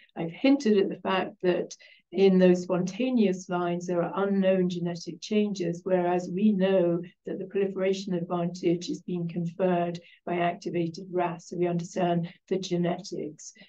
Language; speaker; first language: English; native; English